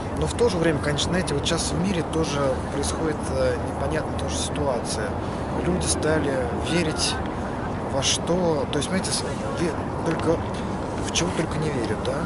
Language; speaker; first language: Russian; native; Russian